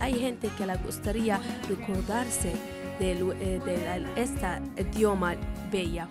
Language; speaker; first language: Spanish; non-native, fluent; Arabic